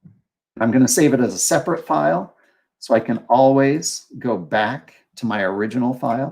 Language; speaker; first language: English; native; English